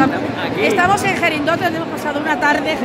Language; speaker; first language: Spanish; native; Spanish